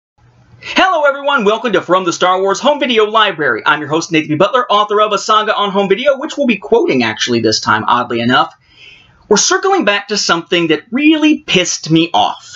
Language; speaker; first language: English; native; English